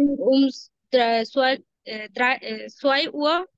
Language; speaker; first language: German; non-native, learner; Bangla